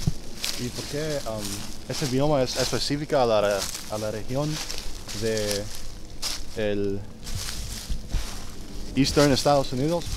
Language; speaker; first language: Spanish; non-native, fluent; English